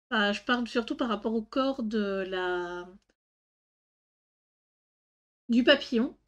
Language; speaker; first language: French; native; French